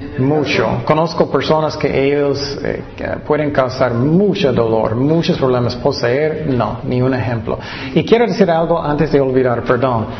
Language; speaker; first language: Spanish; non-native, fluent; English